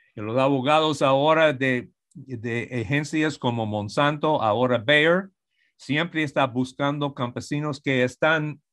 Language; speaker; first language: Spanish; non-native, fluent; English